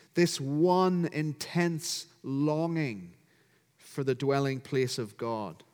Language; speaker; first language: English; native; English